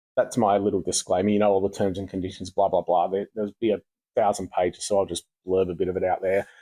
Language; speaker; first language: English; native; English